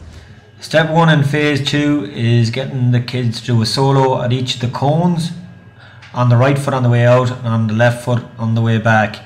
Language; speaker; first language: English; native; English